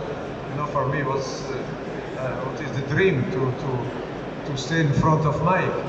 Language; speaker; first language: English; non-native, learner; Italian